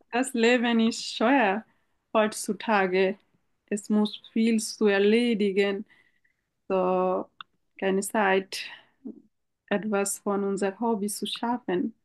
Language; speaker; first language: German; non-native, fluent; Bangla